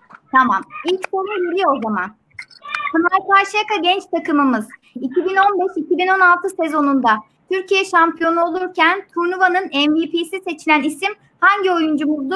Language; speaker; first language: Turkish; native; Turkish